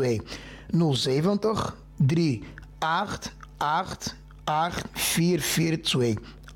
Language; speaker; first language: Dutch; non-native, fluent; Portuguese